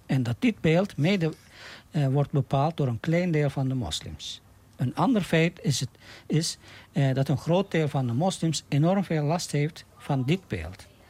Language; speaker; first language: Dutch; non-native, fluent; Turkish